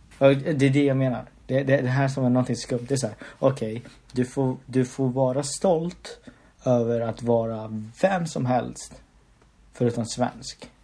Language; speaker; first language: Swedish; early bilingual, other home language; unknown